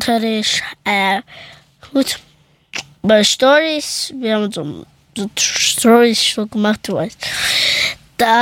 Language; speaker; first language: German; early bilingual, other home language; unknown